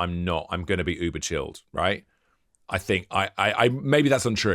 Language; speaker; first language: English; native; English